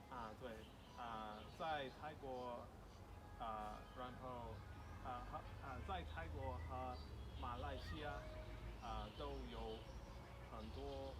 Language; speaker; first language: Chinese; non-native, learner; English